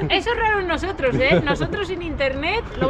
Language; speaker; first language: Spanish; native; Spanish